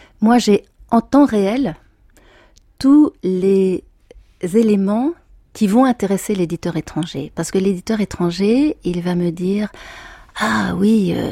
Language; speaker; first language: French; native; French